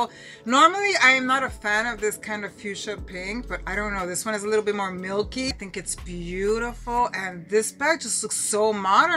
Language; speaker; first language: English; early bilingual, other home language; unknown